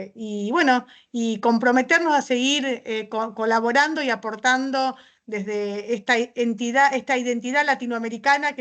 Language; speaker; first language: Spanish; native; Spanish